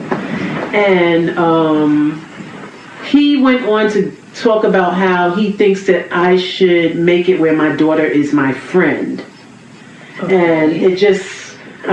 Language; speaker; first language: English; native; English